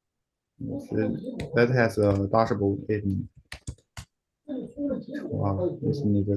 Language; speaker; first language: English; non-native, learner; Chinese